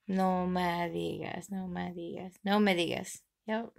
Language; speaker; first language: Spanish; early bilingual, other home language; English